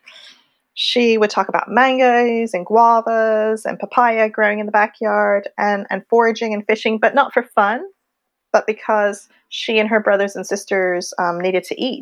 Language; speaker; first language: English; native; English